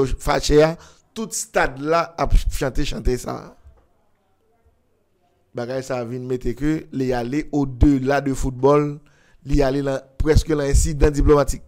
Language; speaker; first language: French; non-native, local second language; Haitian Creole